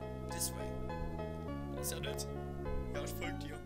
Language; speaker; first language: German; native; German